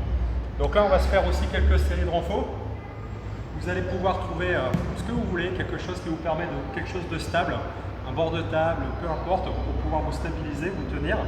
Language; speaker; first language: French; native; French